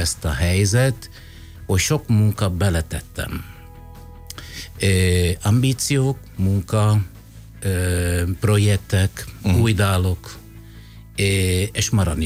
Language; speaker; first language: Hungarian; non-native, fluent; Italian